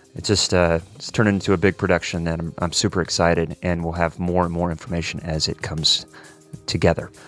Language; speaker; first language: English; native; English